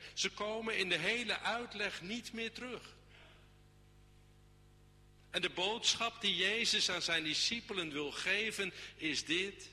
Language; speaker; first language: Dutch; native; Dutch